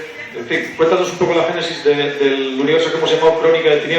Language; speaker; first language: Spanish; native; Spanish